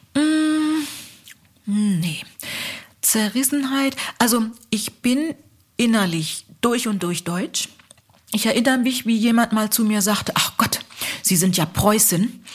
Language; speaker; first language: German; early bilingual, other home language; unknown